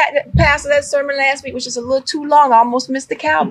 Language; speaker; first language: English; native; English